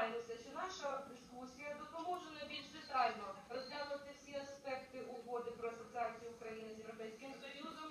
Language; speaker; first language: Ukrainian; native; Ukrainian